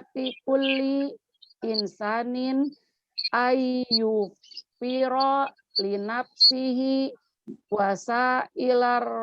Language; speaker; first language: Arabic; non-native, learner; Indonesian